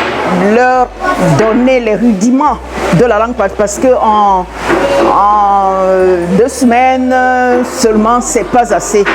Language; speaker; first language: French; non-native, local second language; Duala